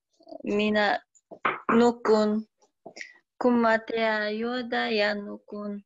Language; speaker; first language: Finnish; non-native, learner; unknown